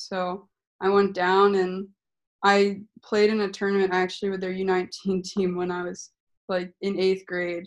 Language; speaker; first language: English; native; English